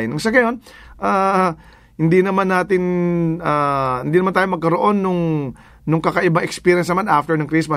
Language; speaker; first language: Filipino; native; Filipino